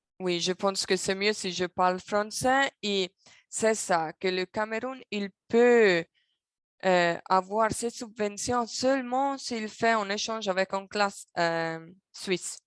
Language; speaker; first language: French; non-native, local second language; Italian